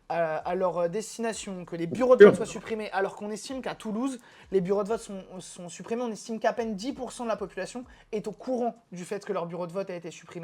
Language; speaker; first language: French; native; French